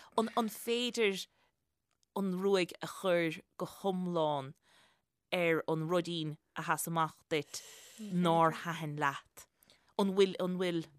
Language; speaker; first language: Irish; native; Irish